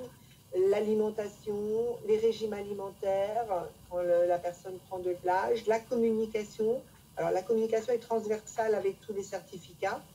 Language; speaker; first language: French; native; French